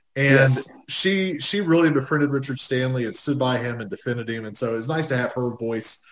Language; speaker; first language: English; native; English